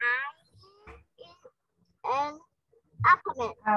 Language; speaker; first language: English; non-native, learner; Vietnamese